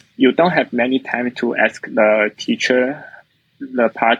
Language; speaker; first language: English; non-native, learner; Chinese